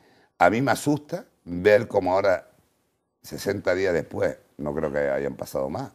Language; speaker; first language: Spanish; native; Spanish